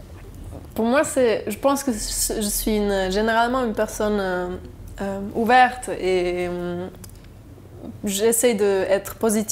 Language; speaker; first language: French; non-native, local second language; German